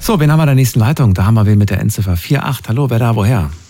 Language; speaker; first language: German; native; German